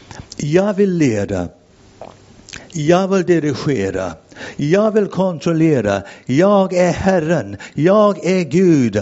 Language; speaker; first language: Swedish; non-native, fluent; English